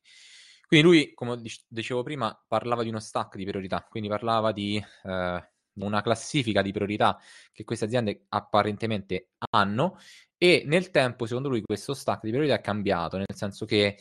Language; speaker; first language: Italian; native; Italian